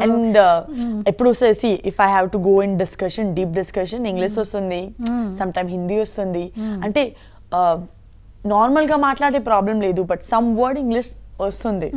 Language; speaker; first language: Telugu; non-native, learner; Gujarati